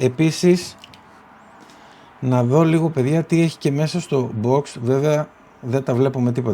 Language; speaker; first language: Greek; native; Greek